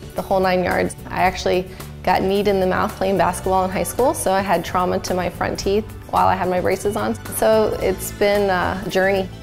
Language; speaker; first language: English; native; English